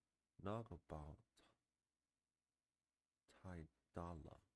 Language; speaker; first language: Chinese; non-native, learner; English